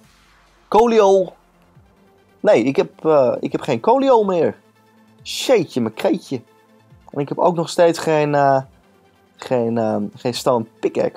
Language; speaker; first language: Dutch; native; Dutch